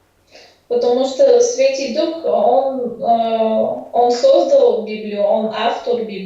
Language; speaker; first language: Russian; non-native, fluent; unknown